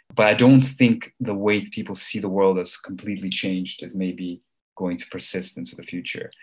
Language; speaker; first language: English; early bilingual, other home language; Armenian